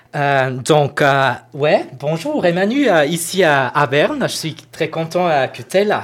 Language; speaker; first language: French; non-native, local second language; German